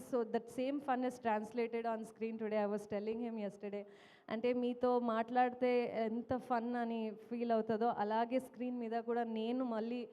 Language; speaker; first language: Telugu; non-native, fluent; Kannada